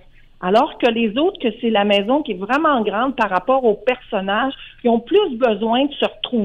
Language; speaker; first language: French; native; French